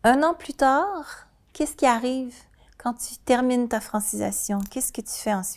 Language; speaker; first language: French; native; French